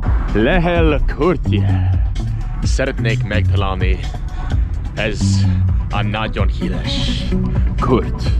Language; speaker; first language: Hungarian; non-native, learner; English